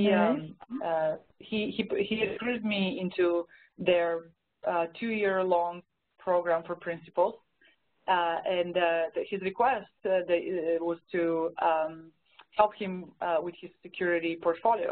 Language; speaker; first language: English; non-native, fluent; Bulgarian